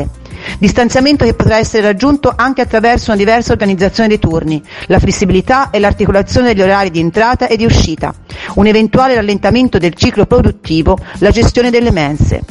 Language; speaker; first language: Italian; native; Italian